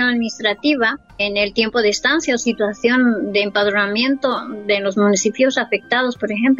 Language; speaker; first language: Spanish; native; Spanish